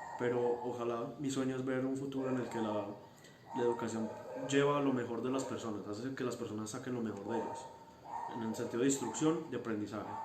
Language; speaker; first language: Spanish; early bilingual, heritage; Spanish